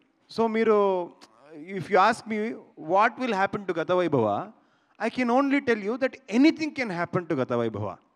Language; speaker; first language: Telugu; non-native, local second language; Kannada